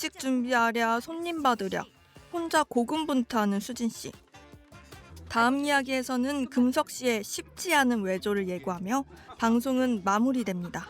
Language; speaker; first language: Korean; native; Korean